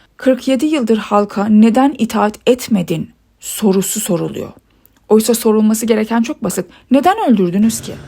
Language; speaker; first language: Turkish; early bilingual, other home language; Persian